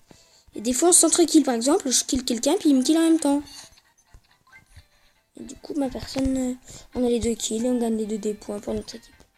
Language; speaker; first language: French; native; French